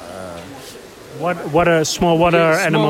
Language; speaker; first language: English; non-native, learner; Dutch